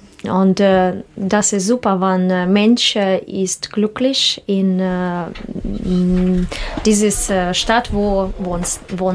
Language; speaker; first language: German; non-native, learner; Russian